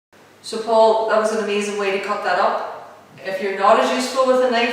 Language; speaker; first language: English; native; English